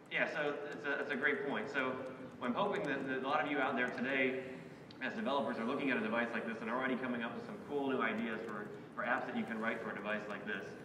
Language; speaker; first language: English; native; English